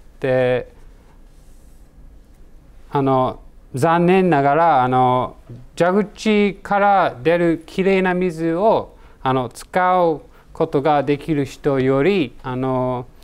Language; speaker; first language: Japanese; non-native, learner; English